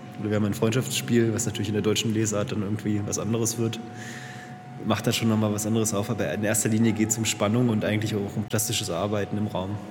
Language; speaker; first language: German; native; German